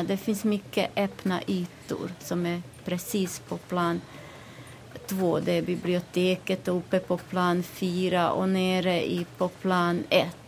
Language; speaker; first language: Swedish; non-native, fluent; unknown